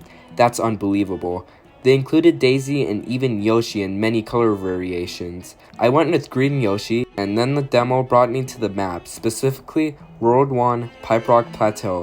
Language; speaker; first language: English; native; English